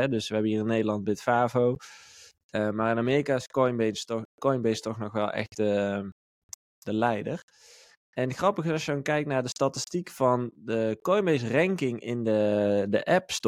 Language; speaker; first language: Dutch; native; Dutch